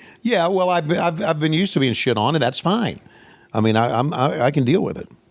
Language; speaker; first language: English; native; English